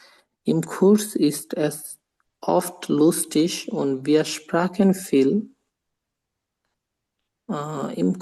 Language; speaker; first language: German; non-native, learner; Bangla